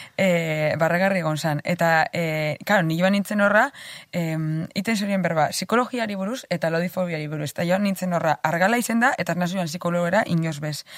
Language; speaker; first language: Basque; native; Basque